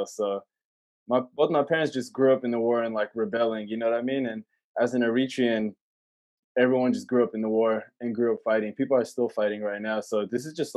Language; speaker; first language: English; native; English